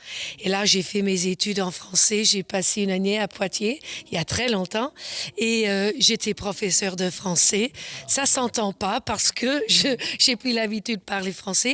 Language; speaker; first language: French; non-native, fluent; English